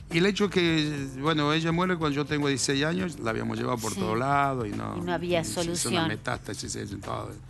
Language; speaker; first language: Spanish; native; Spanish